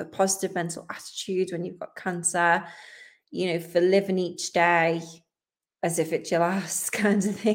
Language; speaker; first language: English; native; English